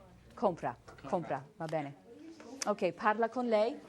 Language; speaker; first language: Italian; non-native, fluent; English